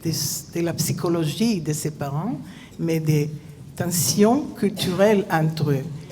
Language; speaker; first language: French; non-native, fluent; Hebrew